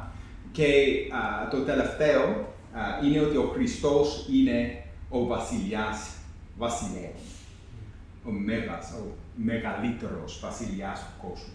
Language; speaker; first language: Greek; non-native, fluent; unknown